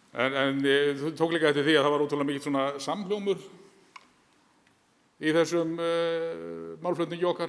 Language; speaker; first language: Icelandic; native; Icelandic